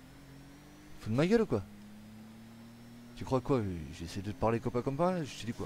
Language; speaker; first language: French; native; French